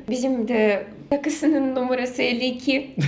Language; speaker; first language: Turkish; non-native, learner; Russian